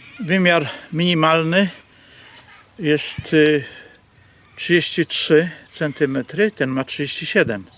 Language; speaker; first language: Polish; native; Polish